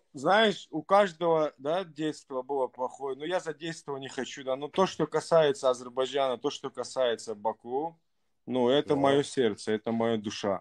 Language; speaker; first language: Russian; native; Russian